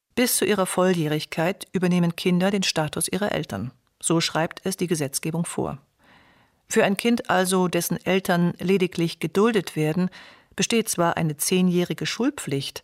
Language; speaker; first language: German; native; German